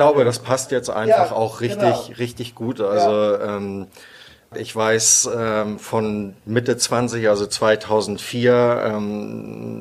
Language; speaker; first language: German; native; German